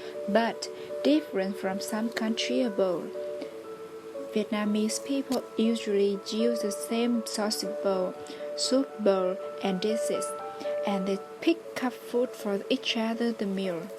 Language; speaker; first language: English; non-native, learner; Vietnamese